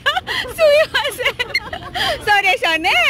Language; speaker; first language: Japanese; non-native, learner; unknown